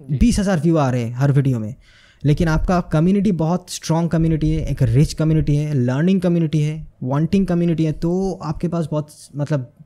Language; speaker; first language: Hindi; non-native, local second language; Bangla